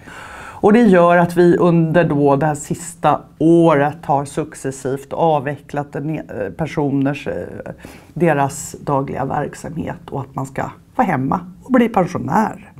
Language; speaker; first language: Swedish; native; Swedish